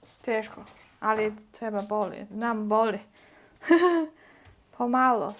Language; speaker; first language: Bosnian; non-native, learner; Chinese